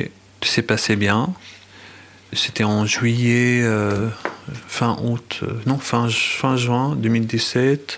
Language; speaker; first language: French; non-native, fluent; Arabic